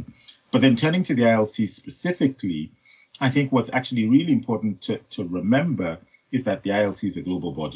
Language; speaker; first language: English; non-native, local second language; Yoruba